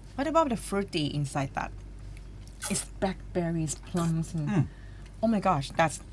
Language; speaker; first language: English; non-native, fluent; Thai